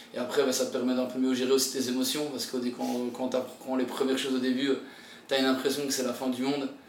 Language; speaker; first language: French; native; French